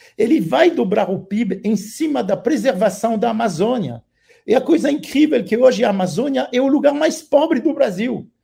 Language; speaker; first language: Portuguese; non-native, fluent; French